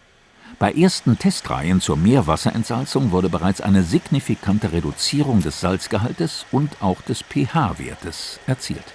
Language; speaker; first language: German; native; German